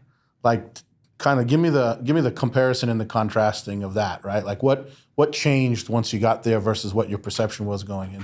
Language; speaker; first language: English; native; English